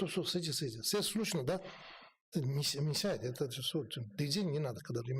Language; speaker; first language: Russian; non-native, learner; Tibetan